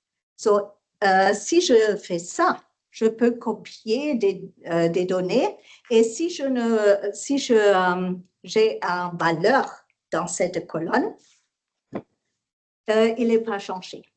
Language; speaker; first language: French; non-native, learner; German